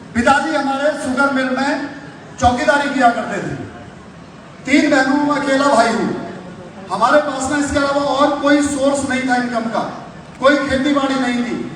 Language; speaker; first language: Hindi; native; Hindi